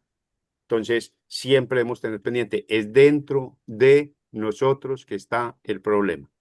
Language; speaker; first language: Spanish; native; Spanish